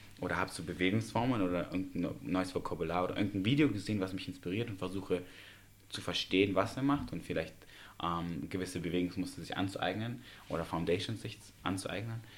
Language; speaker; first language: German; early bilingual, other home language; Russian